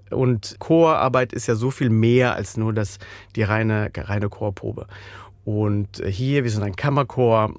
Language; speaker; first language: German; native; German